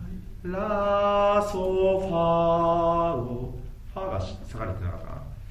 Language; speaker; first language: Japanese; native; Japanese